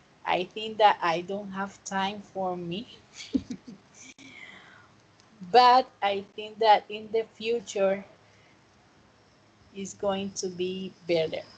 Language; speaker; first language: English; non-native, fluent; Spanish